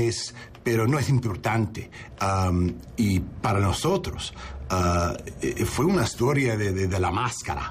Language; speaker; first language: Spanish; early bilingual, heritage; English